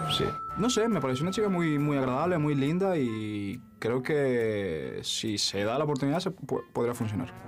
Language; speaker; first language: Spanish; native; Spanish